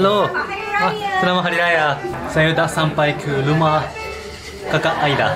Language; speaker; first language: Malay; non-native, fluent; Japanese